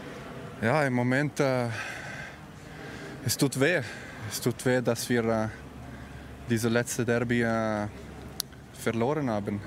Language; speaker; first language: German; non-native, local second language; Italian